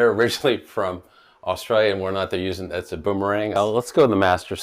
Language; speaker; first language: English; native; English